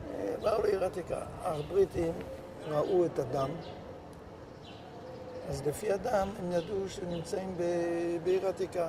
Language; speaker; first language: Hebrew; non-native, local second language; Yiddish